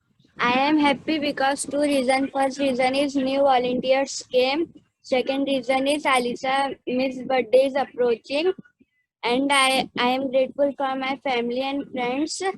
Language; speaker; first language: English; non-native, learner; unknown